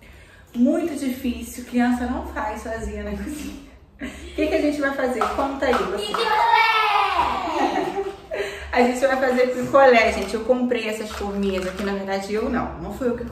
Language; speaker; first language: Portuguese; native; Portuguese